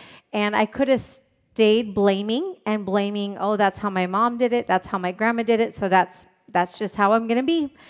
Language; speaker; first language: English; native; English